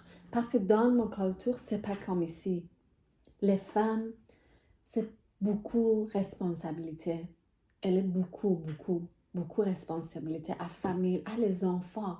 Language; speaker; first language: French; non-native, learner; Persian